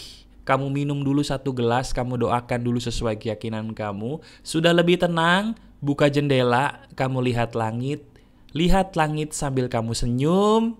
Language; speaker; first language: Indonesian; native; Indonesian